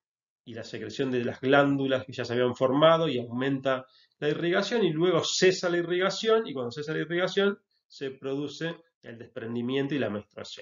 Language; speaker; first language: Spanish; native; Spanish